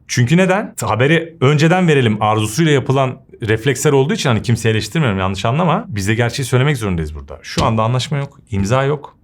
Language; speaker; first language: Turkish; native; Turkish